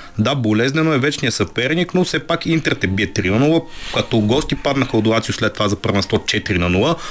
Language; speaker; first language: Bulgarian; native; Bulgarian